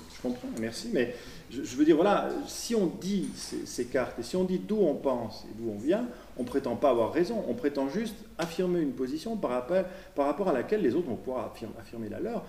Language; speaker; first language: French; native; French